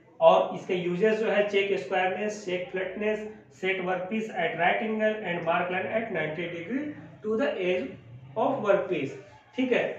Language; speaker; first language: Hindi; native; Hindi